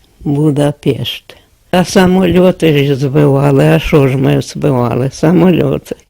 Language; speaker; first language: Ukrainian; native; Ukrainian